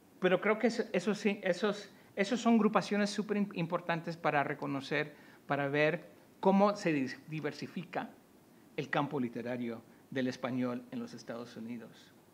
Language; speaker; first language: Spanish; early bilingual, heritage; Spanish